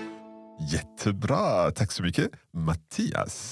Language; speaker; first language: Swedish; non-native, learner; English